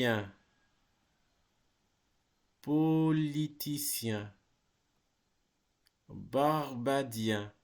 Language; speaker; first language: French; non-native, fluent; English